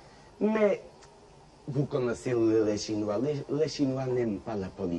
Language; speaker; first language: French; non-native, fluent; Portuguese